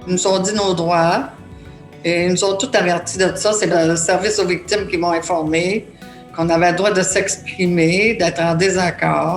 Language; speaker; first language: French; native; French